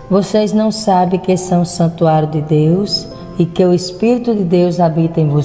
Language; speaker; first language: Portuguese; native; Portuguese